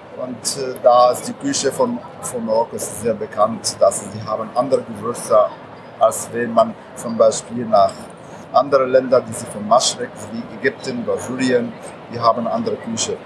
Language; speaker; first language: German; non-native, learner; Arabic